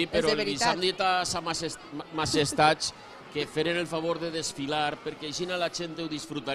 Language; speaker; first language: Catalan; native; Catalan